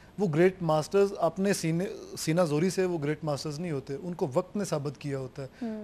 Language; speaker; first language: Urdu; non-native, local second language; Punjabi